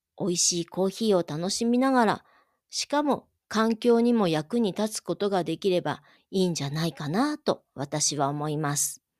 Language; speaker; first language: Japanese; native; Japanese